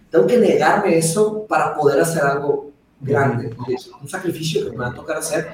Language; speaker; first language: Spanish; early bilingual, other home language; Portuguese